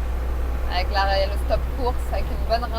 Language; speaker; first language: French; native; French